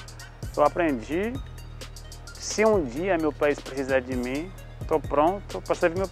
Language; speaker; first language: Portuguese; non-native, fluent; Haitian Creole